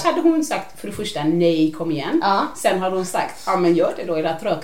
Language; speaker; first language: Swedish; native; Swedish